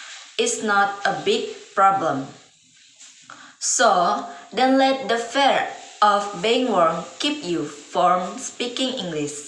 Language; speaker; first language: English; non-native, learner; Indonesian